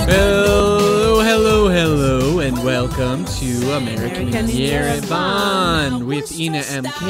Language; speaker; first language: English; non-native, local second language; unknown